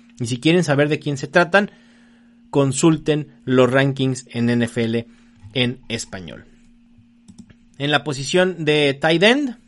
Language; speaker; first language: Spanish; native; Spanish